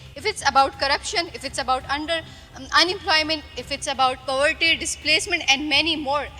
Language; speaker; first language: English; non-native, local second language; Pashto